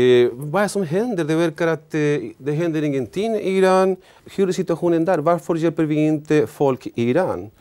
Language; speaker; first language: Swedish; non-native, learner; Spanish